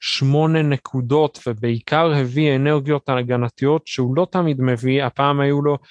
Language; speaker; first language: Hebrew; native; Hebrew